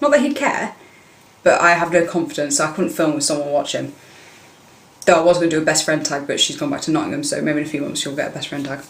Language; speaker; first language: English; native; English